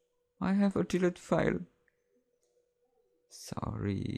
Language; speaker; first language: English; non-native, learner; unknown